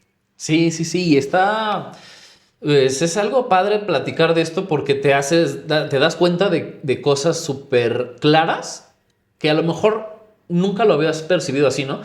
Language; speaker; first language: Spanish; native; Spanish